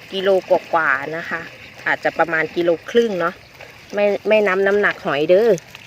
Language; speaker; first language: Thai; non-native, local second language; Northeastern Thai